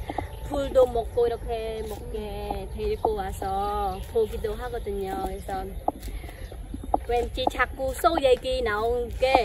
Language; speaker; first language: Korean; non-native, fluent; Khmer